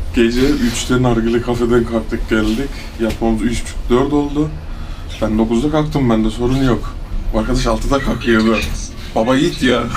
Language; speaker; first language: Turkish; early bilingual, heritage; Turkish